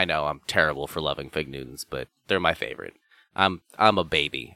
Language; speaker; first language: English; native; English